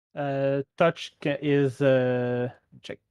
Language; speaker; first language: English; non-native, fluent; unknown